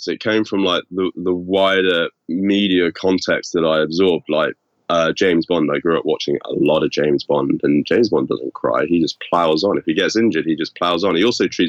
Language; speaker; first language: English; native; English